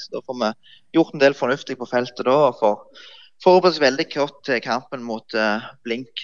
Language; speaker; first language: Norwegian; native; Norwegian